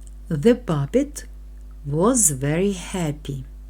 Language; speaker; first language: English; non-native, fluent; Ukrainian